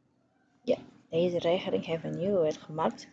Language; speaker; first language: Dutch; non-native, fluent; Indonesian